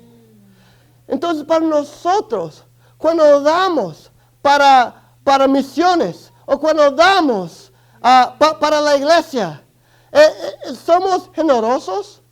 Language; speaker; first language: Spanish; early bilingual, other home language; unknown